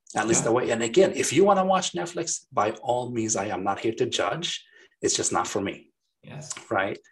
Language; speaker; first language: English; non-native, fluent; Arabic